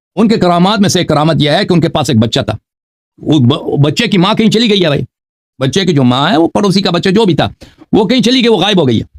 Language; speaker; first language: Urdu; non-native, fluent; Persian